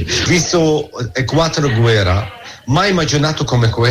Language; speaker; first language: Italian; non-native, learner; Arabic